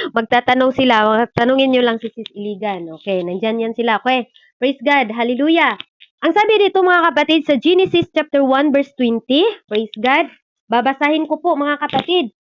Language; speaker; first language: Filipino; non-native, local second language; Cebuano